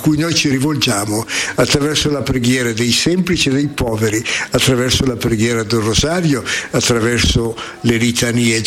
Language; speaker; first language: Italian; native; Italian